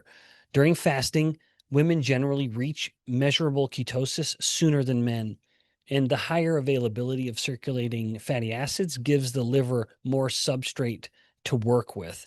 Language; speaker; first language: English; native; English